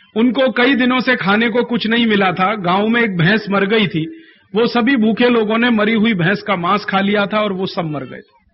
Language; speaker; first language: Hindi; native; Hindi